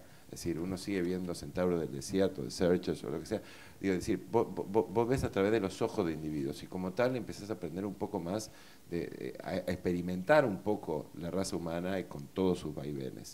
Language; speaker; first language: Spanish; native; Spanish